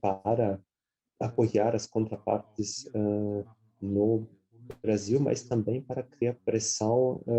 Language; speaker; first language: Portuguese; non-native, fluent; German